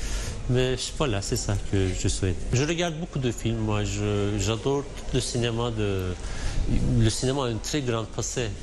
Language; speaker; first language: French; non-native, fluent; Turkish